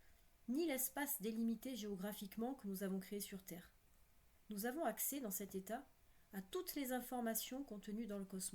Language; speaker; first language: French; native; French